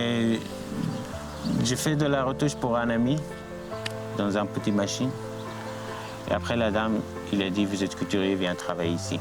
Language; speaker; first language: French; non-native, learner; Arabic